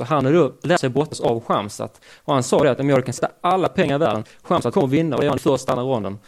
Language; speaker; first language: Swedish; native; Swedish